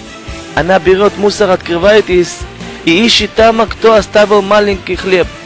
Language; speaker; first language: Russian; non-native, learner; Hebrew